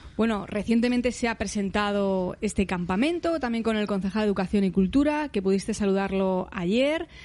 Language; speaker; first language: Spanish; native; Spanish